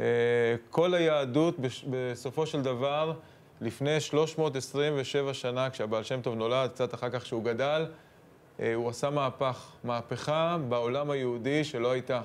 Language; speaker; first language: Hebrew; native; Hebrew